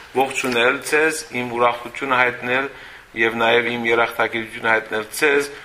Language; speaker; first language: Armenian; early bilingual, heritage; Armenian